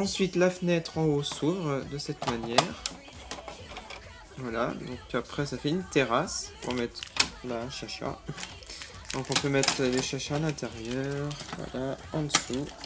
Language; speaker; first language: French; native; French